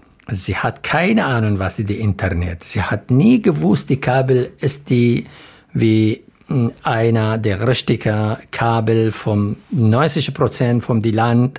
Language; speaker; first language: German; non-native, learner; Arabic